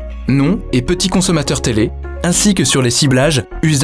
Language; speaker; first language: French; native; French